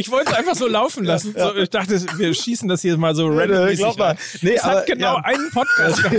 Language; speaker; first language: German; native; German